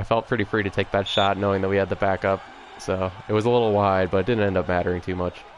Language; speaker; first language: English; native; English